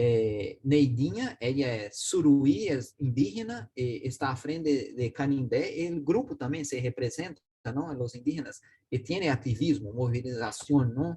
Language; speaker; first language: Spanish; non-native, learner; Portuguese